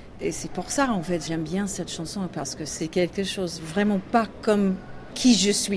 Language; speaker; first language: French; non-native, learner; English